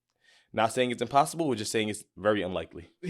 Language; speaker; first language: English; native; English